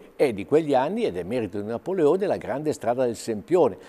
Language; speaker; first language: Italian; native; Italian